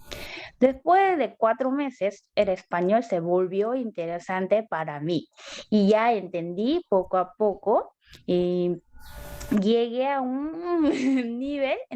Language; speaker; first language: Spanish; non-native, learner; Korean